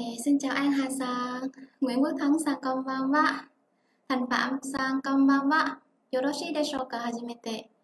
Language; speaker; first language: Japanese; non-native, fluent; Vietnamese